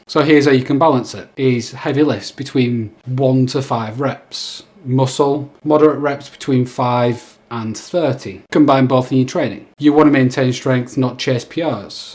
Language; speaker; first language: English; native; English